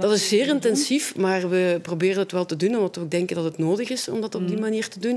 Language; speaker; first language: Dutch; native; Dutch